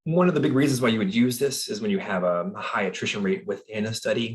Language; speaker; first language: English; native; English